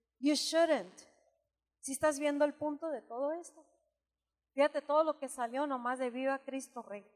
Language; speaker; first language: Spanish; early bilingual, heritage; Spanish